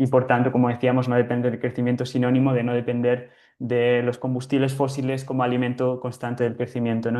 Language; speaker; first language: Spanish; native; Spanish